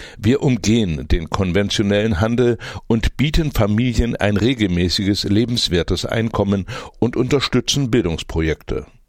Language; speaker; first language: German; native; German